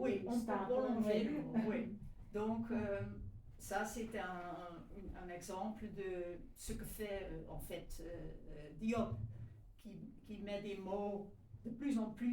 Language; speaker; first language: French; non-native, fluent; Dutch